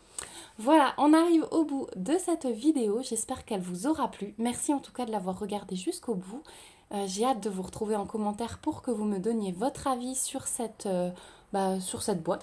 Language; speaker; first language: French; native; French